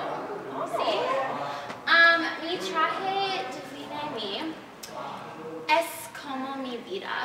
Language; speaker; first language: Spanish; non-native, learner; English